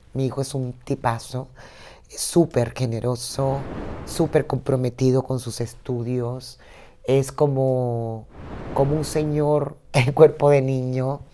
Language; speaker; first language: Spanish; native; Spanish